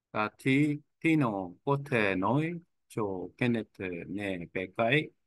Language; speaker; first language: Vietnamese; non-native, learner; Korean